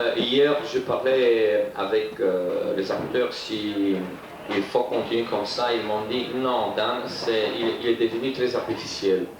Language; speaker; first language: French; non-native, fluent; Romanian